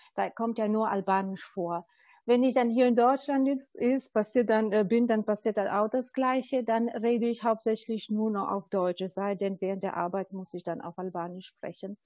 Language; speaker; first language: German; non-native, fluent; Albanian